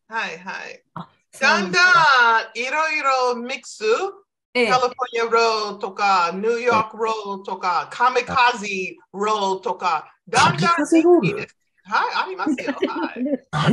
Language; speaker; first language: Japanese; non-native, fluent; English